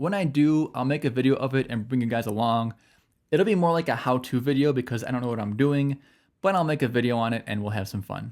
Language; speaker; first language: English; native; English